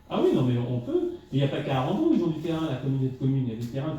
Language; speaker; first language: French; native; French